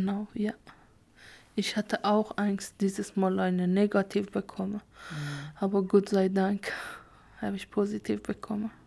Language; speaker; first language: German; non-native, learner; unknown